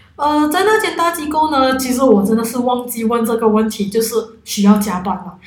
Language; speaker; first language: Chinese; non-native, local second language; Cantonese